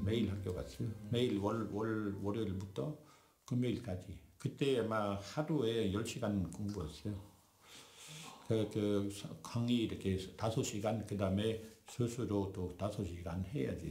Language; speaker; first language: Korean; non-native, fluent; French